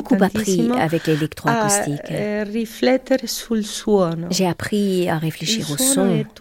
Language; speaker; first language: French; non-native, learner; Spanish